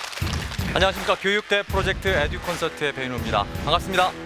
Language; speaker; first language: Korean; native; Korean